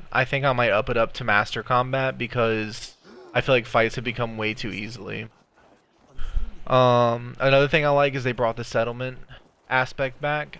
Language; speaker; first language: English; native; English